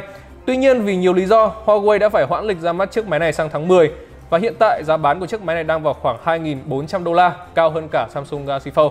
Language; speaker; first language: Vietnamese; native; Vietnamese